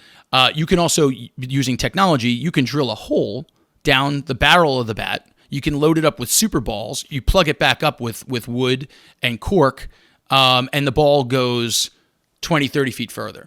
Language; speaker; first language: English; native; English